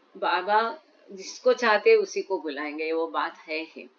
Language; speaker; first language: Hindi; non-native, local second language; Marathi